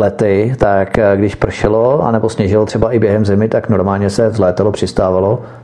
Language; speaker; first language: Czech; native; Czech